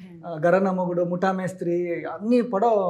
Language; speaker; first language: Telugu; non-native, learner; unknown